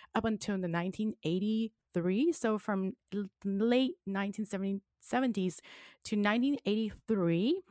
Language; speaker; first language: English; non-native, local second language; Cantonese